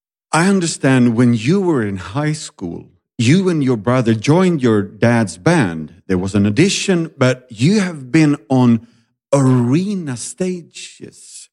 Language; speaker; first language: English; non-native, fluent; Swedish